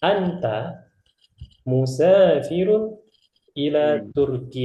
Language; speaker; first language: Arabic; non-native, fluent; Indonesian